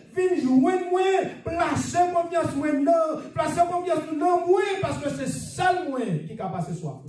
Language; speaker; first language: French; non-native, learner; English